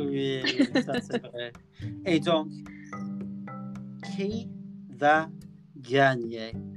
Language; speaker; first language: French; non-native, learner; English